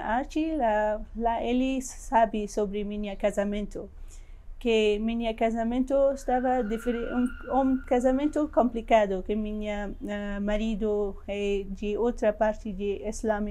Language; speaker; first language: Portuguese; non-native, learner; Persian